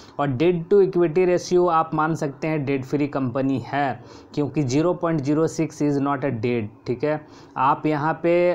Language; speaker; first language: Hindi; native; Hindi